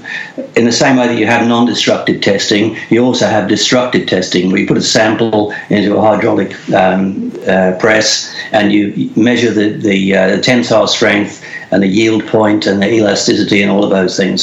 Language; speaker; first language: English; native; English